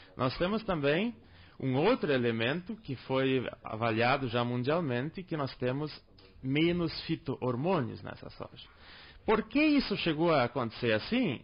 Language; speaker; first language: Portuguese; non-native, local second language; German